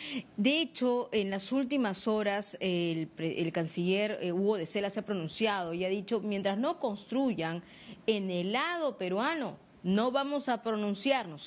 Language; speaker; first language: Spanish; native; Spanish